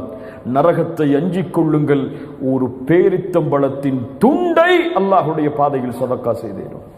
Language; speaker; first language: Tamil; native; Tamil